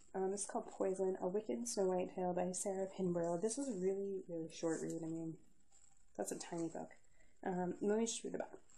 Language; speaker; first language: English; native; English